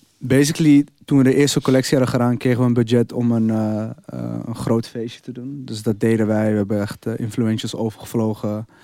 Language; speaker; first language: Dutch; early bilingual, other home language; Arabic